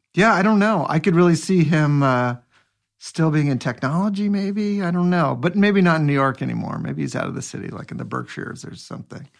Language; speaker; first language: English; native; English